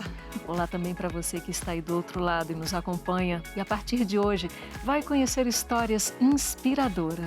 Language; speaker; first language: Portuguese; native; Portuguese